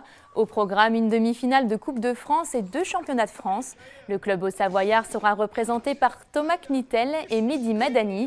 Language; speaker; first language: French; native; French